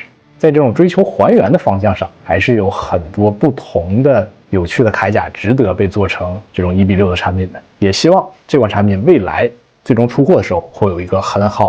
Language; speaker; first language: Chinese; native; Chinese